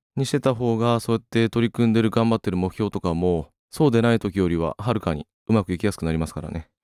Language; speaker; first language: Japanese; native; Japanese